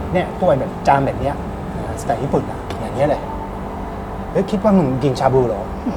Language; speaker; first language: Thai; non-native, fluent; Japanese